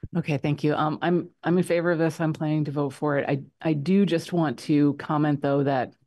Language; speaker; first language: English; native; English